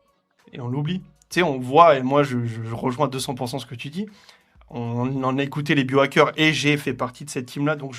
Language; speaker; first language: French; native; French